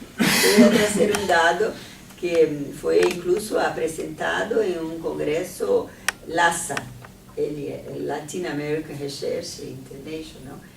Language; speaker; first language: Spanish; non-native, fluent; Portuguese